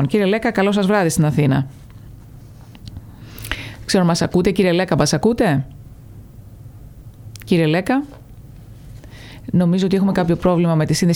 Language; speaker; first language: Greek; native; Greek